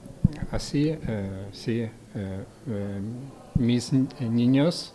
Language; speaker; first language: Spanish; non-native, learner; Ukrainian